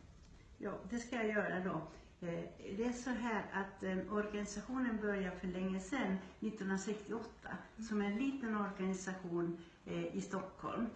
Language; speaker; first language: Swedish; non-native, fluent; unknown